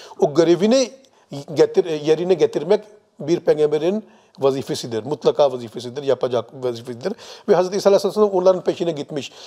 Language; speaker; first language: Turkish; non-native, fluent; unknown